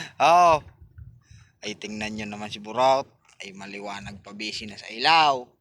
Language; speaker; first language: Filipino; non-native, local second language; Bikol